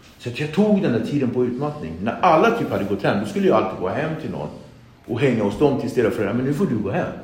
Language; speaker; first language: Swedish; early bilingual, other home language; Kabuverdianu